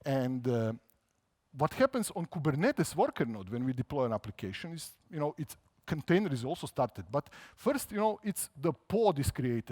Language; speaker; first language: English; non-native, fluent; Croatian